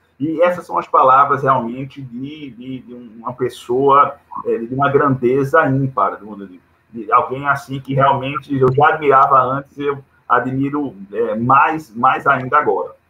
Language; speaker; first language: Portuguese; native; Portuguese